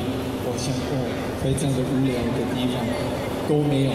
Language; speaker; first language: Chinese; non-native, fluent; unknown